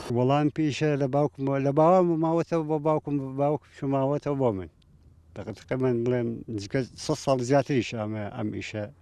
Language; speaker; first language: Central Kurdish; non-native, local second language; Gurani